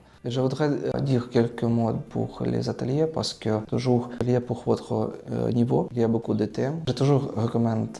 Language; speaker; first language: French; non-native, learner; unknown